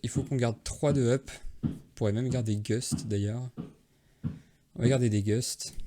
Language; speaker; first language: French; native; French